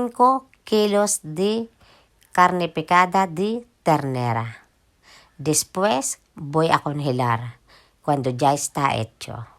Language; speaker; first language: Spanish; non-native, learner; Filipino